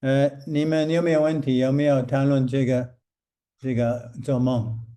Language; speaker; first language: Chinese; non-native, fluent; English